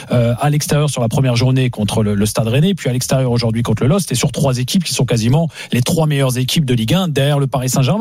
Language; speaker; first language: French; native; French